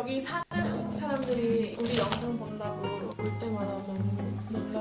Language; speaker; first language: Korean; early bilingual, heritage; English